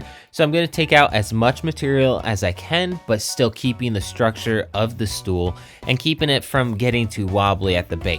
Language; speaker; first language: English; native; English